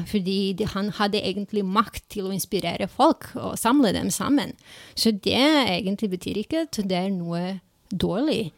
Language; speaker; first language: Norwegian; non-native, fluent; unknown